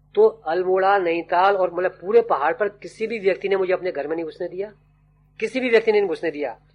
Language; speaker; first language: Hindi; native; Hindi